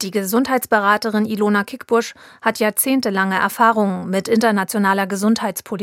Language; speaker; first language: German; native; German